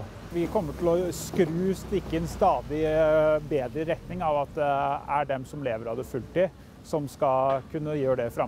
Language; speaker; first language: Norwegian; native; Norwegian